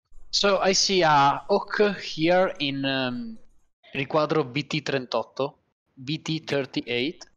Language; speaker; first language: English; non-native, learner; Italian